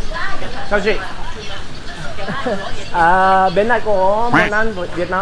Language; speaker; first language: Vietnamese; non-native, learner; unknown